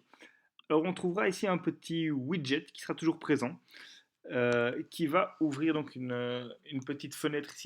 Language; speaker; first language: French; native; French